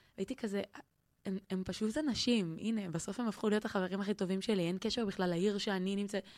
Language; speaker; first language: Hebrew; native; Hebrew